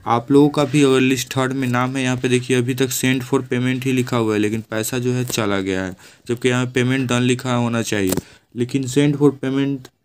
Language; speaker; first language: Hindi; native; Hindi